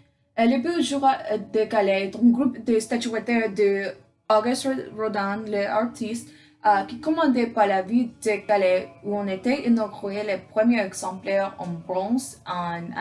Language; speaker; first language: French; non-native, learner; English